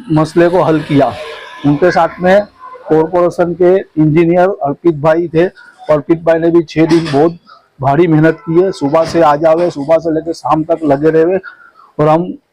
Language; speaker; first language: Hindi; non-native, local second language; Gujarati